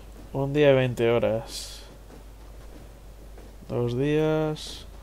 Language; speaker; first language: Spanish; native; Spanish